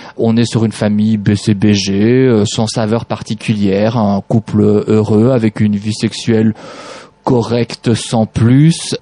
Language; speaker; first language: French; native; French